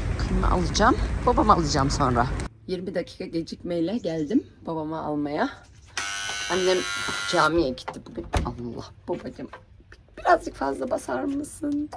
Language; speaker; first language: Turkish; early bilingual, heritage; Turkish